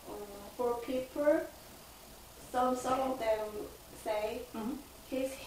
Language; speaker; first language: English; non-native, learner; Korean